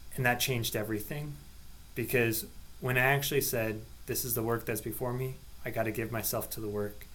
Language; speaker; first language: English; native; English